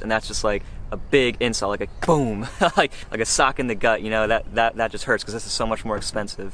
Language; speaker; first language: English; native; English